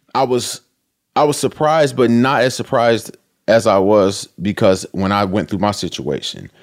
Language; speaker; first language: English; native; English